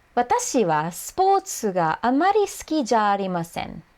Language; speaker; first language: Japanese; non-native, fluent; English